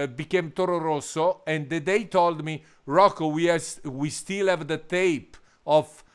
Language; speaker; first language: English; non-native, fluent; Italian